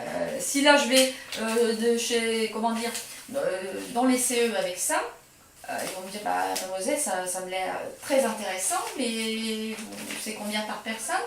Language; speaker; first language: French; native; French